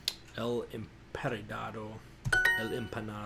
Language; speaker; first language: Spanish; non-native, learner; English